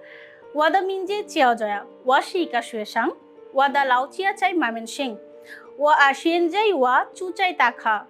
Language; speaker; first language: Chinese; non-native, learner; Bangla